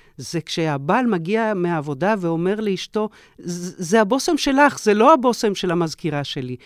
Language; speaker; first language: Hebrew; early bilingual, other home language; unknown